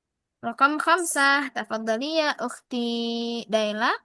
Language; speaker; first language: Arabic; non-native, fluent; Indonesian